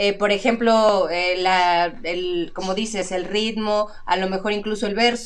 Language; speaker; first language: Spanish; native; Spanish